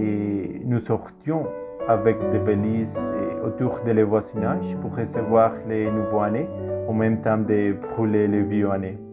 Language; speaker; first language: French; non-native, learner; Spanish